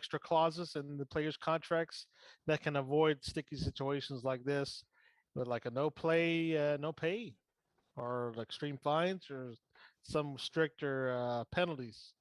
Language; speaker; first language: English; native; English